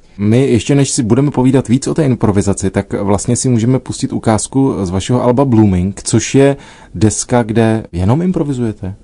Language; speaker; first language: Czech; native; Czech